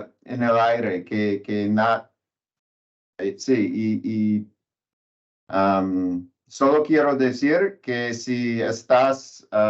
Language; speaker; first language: Spanish; non-native, learner; English